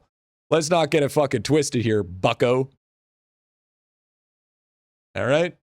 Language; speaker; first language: English; native; English